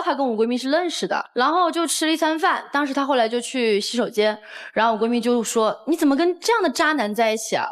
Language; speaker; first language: Chinese; native; Chinese